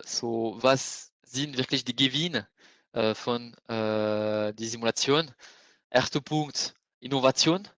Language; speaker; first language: German; non-native, fluent; French